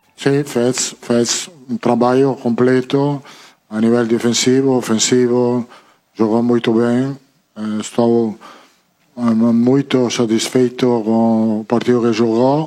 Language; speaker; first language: Portuguese; non-native, fluent; Italian